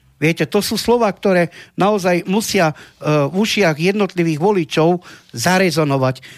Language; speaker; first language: Slovak; non-native, local second language; Romany